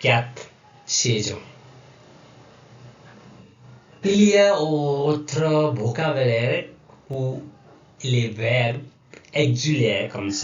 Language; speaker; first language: French; non-native, learner; Nepali